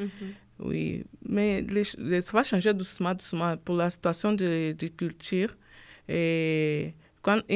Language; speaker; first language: French; non-native, learner; Portuguese